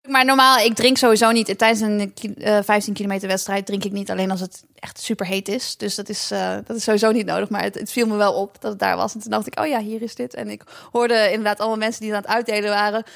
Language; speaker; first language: Dutch; native; Dutch